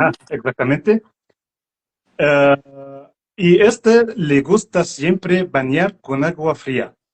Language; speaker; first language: Spanish; non-native, learner; Arabic